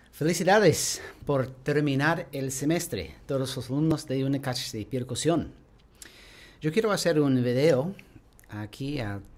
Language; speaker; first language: Spanish; non-native, learner; English